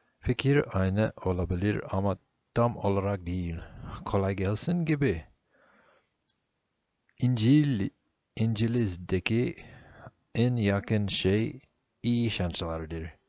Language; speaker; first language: Turkish; non-native, fluent; English